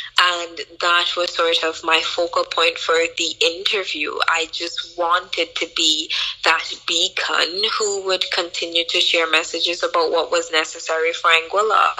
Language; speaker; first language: English; native; English